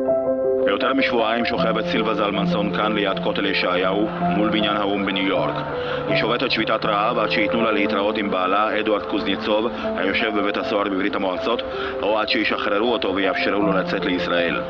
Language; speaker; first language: Hebrew; native; Hebrew